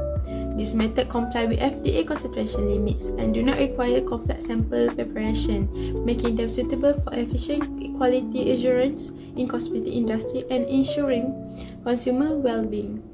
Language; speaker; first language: English; non-native, local second language; Malay